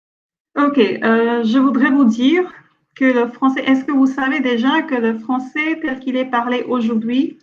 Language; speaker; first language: French; non-native, fluent; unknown